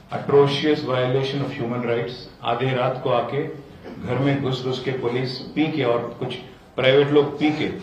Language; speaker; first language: Hindi; non-native, local second language; Telugu